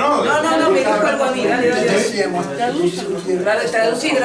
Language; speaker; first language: Spanish; native; Spanish